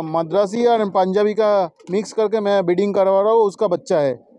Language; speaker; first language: Hindi; non-native, local second language; Bangla